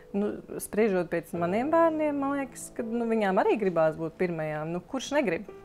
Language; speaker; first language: Latvian; native; Latvian